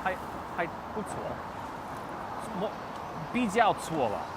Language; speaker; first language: Chinese; non-native, fluent; English